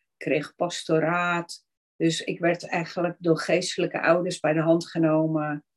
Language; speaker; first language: Dutch; native; Dutch